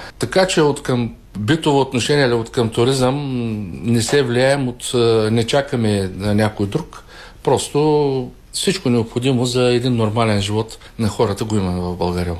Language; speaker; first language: Bulgarian; native; Bulgarian